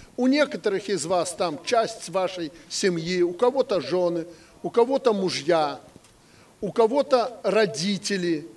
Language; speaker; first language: Russian; native; Russian